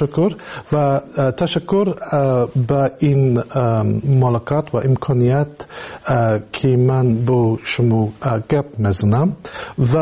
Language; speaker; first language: Tajik; non-native, learner; English